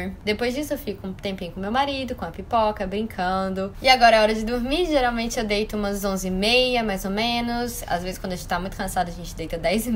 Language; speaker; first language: Portuguese; native; Portuguese